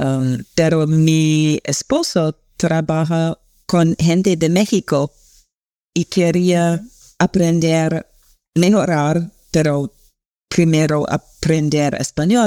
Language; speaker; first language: Spanish; non-native, learner; English